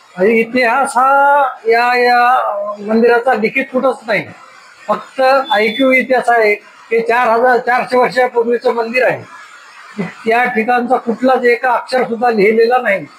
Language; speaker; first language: Marathi; native; Marathi